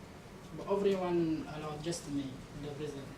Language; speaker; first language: English; non-native, learner; Arabic